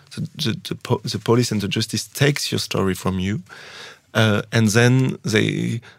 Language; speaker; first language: English; non-native, fluent; French